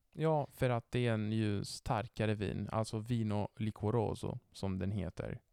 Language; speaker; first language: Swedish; non-native, fluent; Italian